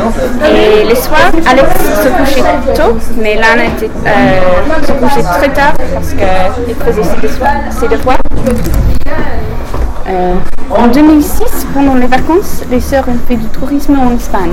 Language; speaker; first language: French; non-native, learner; English